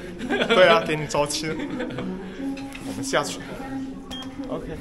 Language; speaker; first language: Chinese; non-native, fluent; Indonesian